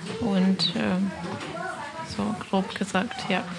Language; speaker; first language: German; non-native, learner; Ukrainian